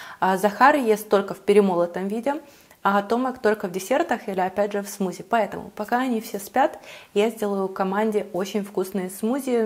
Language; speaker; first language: Russian; native; Russian